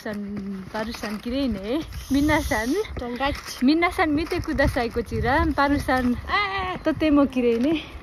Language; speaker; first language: Japanese; non-native, learner; Nepali